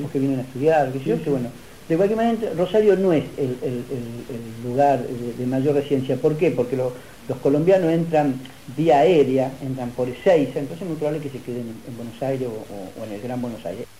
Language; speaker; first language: Spanish; native; Spanish